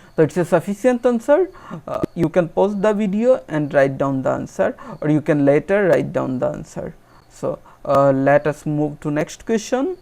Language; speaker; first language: English; non-native, local second language; Assamese